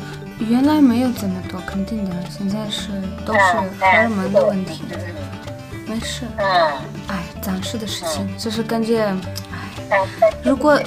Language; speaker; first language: Chinese; non-native, fluent; Russian